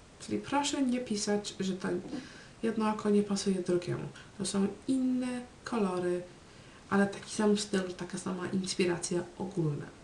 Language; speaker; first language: Polish; early bilingual, heritage; Polish